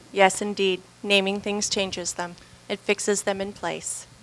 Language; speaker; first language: English; native; English